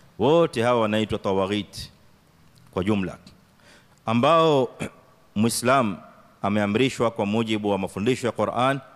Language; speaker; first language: Swahili; native; Swahili